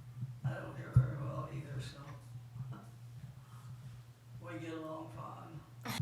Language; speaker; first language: English; native; English